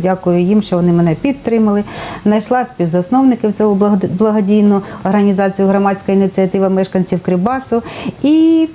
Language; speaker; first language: Ukrainian; native; Ukrainian